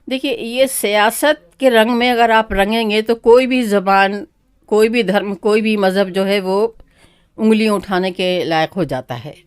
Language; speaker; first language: Urdu; native; Urdu